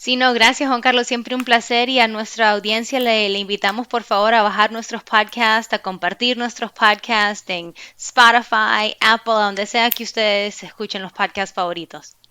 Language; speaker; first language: Spanish; native; Spanish